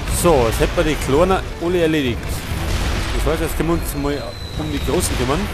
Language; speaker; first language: German; native; German